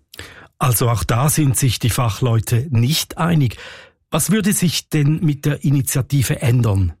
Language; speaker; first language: German; native; German